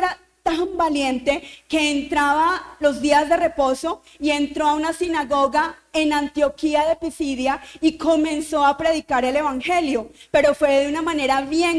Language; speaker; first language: Spanish; native; Spanish